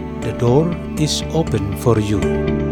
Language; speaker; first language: English; non-native, fluent; Indonesian